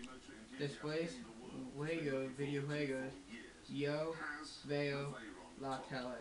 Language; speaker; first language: Spanish; non-native, learner; English